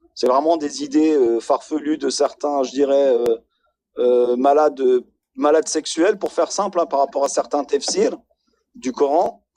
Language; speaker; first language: French; native; French